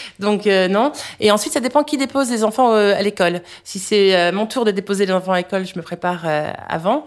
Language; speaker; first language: French; native; French